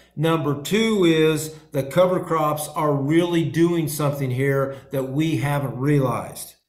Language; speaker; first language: English; native; English